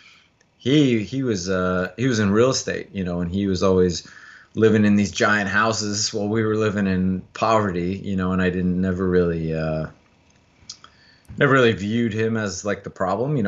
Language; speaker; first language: English; native; English